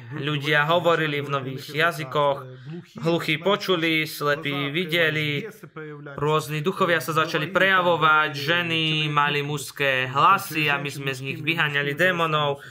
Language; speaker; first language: Slovak; non-native, fluent; Russian